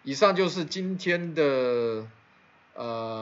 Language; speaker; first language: Chinese; native; Chinese